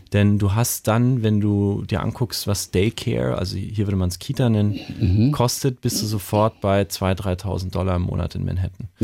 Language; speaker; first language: German; native; German